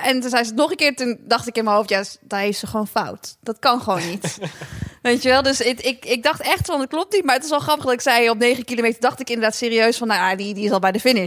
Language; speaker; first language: Dutch; native; Dutch